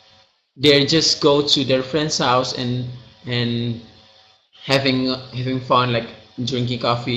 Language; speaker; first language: English; non-native, learner; Indonesian